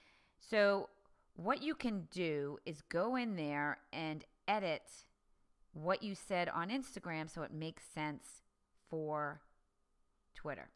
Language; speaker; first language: English; native; English